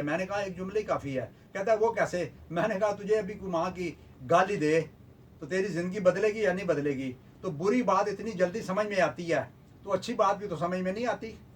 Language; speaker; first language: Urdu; non-native, local second language; Punjabi